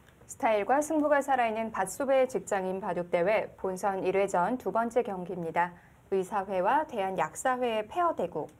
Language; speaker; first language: Korean; native; Korean